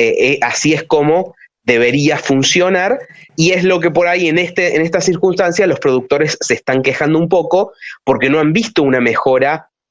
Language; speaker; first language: Spanish; native; Spanish